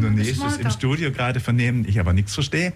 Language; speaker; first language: German; native; German